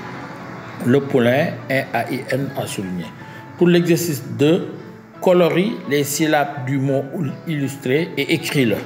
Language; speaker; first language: French; native; French